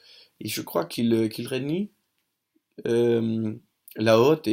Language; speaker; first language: French; non-native, learner; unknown